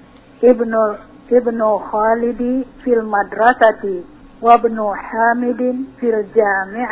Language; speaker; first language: Arabic; non-native, learner; Indonesian